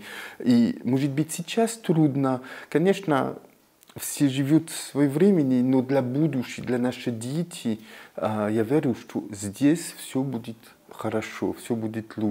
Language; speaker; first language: Russian; non-native, fluent; French